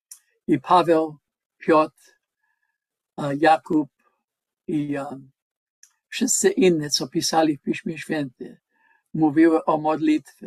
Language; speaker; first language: Polish; non-native, learner; English